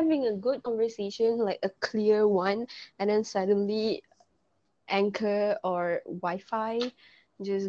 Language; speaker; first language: English; non-native, local second language; Malay